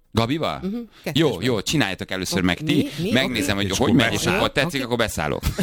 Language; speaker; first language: Hungarian; native; Hungarian